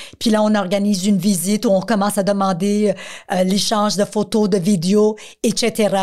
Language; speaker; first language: French; native; French